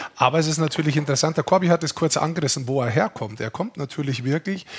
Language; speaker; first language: German; native; German